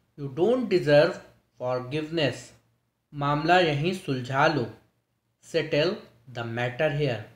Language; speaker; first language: Hindi; native; Hindi